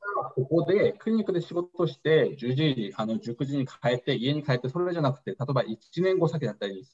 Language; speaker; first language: Japanese; early bilingual, other home language; Korean